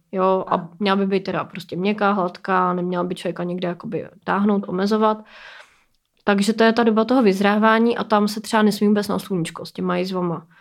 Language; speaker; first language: Czech; native; Czech